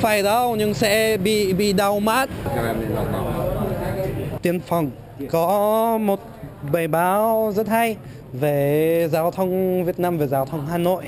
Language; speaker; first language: Vietnamese; non-native, fluent; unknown